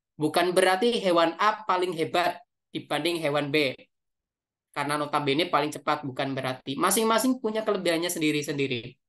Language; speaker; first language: Indonesian; native; Indonesian